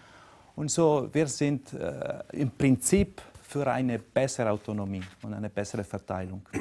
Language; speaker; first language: German; non-native, local second language; Italian